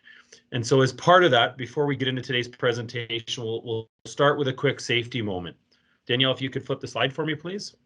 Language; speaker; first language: English; native; English